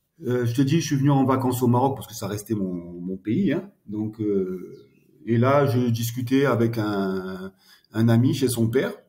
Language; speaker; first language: French; early bilingual, heritage; French